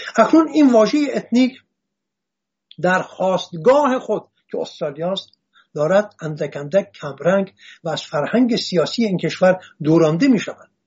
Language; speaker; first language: Persian; non-native, local second language; Assyrian Neo-Aramaic